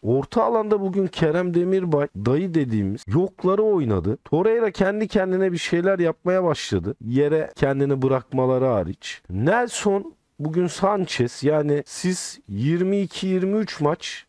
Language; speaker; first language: Turkish; native; Turkish